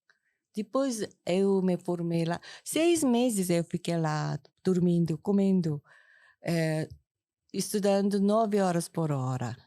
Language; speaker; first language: Portuguese; non-native, fluent; Korean